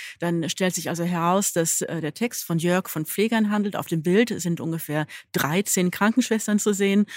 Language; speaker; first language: German; native; German